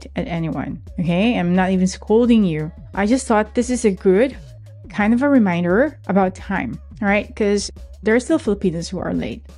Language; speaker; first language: English; non-native, local second language; Filipino